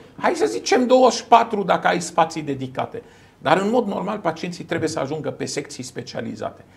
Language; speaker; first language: Romanian; non-native, fluent; Arabic